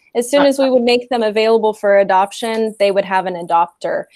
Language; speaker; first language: English; native; English